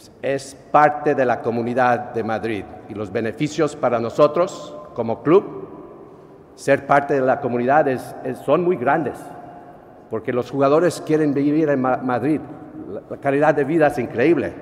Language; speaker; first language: Spanish; non-native, fluent; English